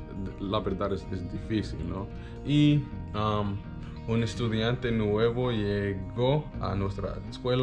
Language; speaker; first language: Spanish; non-native, learner; English